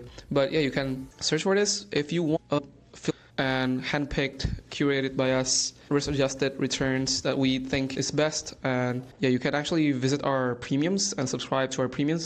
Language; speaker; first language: English; non-native, fluent; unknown